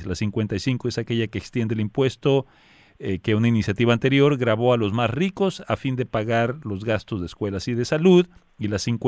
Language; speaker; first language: Spanish; native; Spanish